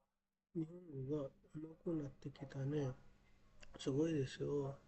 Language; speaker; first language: Japanese; non-native, learner; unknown